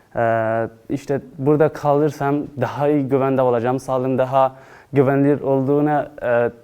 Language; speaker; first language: Turkish; non-native, fluent; Persian